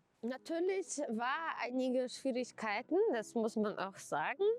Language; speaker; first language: German; non-native, fluent; Polish